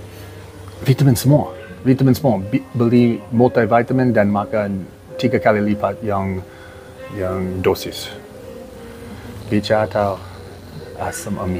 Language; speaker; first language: Indonesian; non-native, learner; English